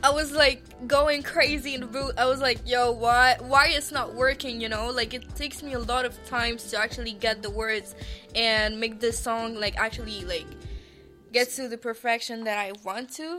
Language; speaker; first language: English; non-native, local second language; French